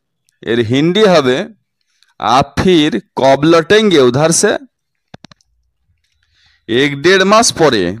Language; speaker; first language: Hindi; non-native, fluent; Bangla